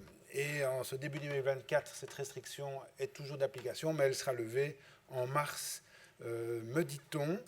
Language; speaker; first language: French; native; French